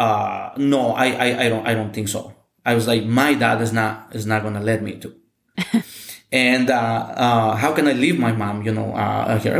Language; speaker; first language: English; non-native, fluent; Spanish